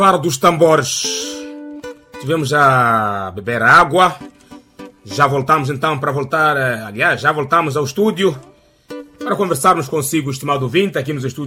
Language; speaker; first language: Portuguese; non-native, local second language; Makhuwa